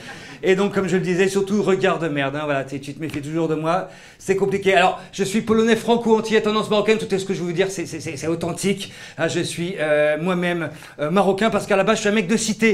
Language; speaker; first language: French; native; French